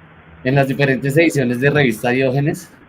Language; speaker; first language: Spanish; native; Spanish